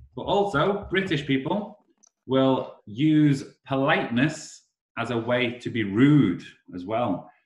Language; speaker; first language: English; native; English